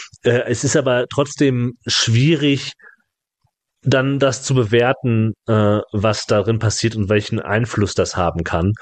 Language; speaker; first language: German; native; German